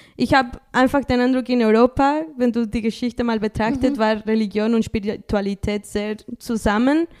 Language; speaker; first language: German; non-native, fluent; Spanish